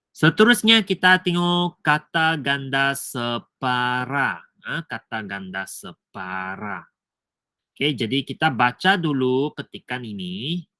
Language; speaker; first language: Malay; non-native, local second language; Chinese